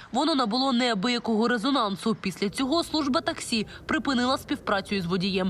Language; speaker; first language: Ukrainian; native; Ukrainian